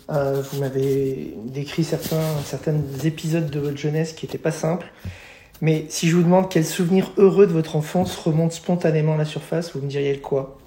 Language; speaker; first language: French; native; French